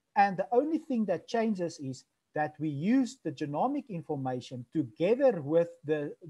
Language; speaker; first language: English; non-native, local second language; Afrikaans